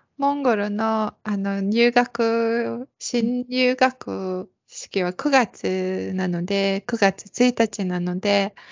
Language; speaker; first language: Japanese; non-native, fluent; Mongolian